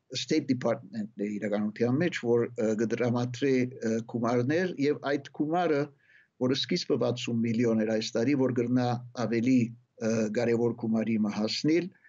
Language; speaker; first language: Armenian; early bilingual, heritage; Armenian